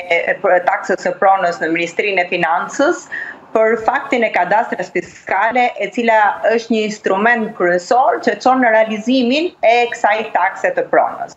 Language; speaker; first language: Albanian; native; Albanian